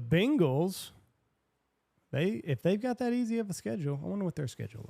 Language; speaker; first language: English; native; English